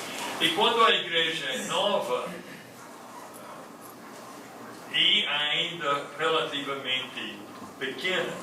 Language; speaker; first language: Portuguese; non-native, fluent; English